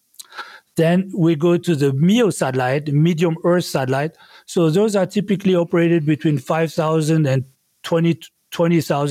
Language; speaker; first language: English; non-native, fluent; French